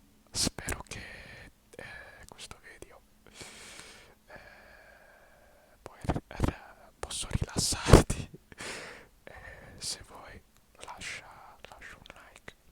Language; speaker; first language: Italian; early bilingual, heritage; English